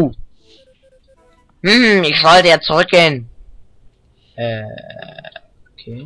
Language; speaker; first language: German; native; German